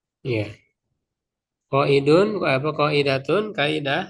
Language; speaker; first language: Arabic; non-native, fluent; Indonesian